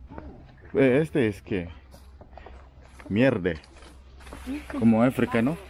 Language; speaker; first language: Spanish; non-native, learner; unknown